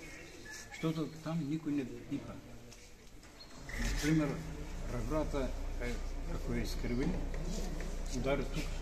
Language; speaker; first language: Bulgarian; non-native, local second language; Turkish